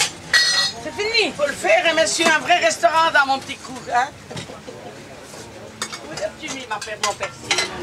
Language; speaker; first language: French; native; French